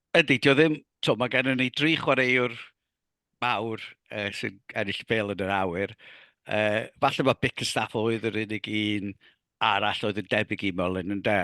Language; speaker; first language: Welsh; native; Welsh